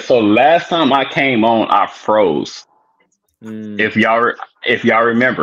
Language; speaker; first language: English; native; English